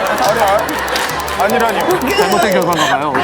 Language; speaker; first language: Korean; native; Korean